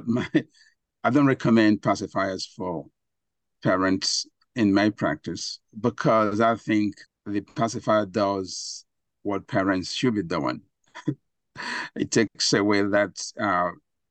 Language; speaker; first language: English; non-native, local second language; Igbo